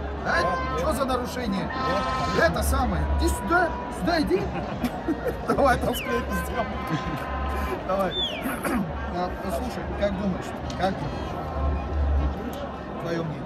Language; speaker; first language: Russian; native; Russian